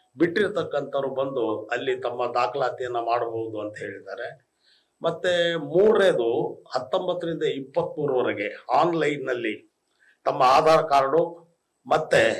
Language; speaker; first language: Kannada; non-native, local second language; Lambadi